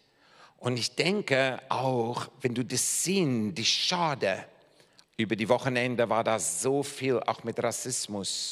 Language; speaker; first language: German; non-native, fluent; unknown